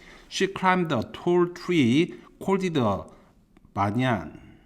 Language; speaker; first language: English; non-native, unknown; Korean